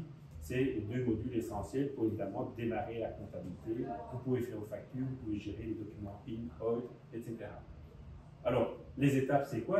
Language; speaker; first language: French; native; French